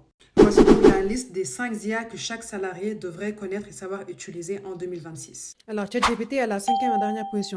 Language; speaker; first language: French; native; French